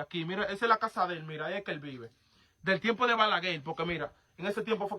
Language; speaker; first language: Spanish; native; Spanish